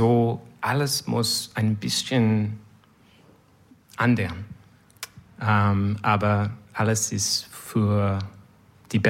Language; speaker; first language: German; non-native, learner; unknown